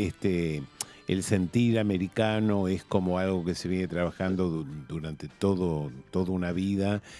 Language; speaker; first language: Spanish; native; Spanish